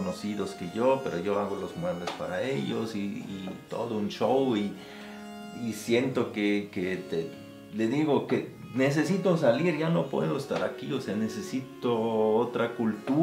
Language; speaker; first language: Spanish; non-native, fluent; German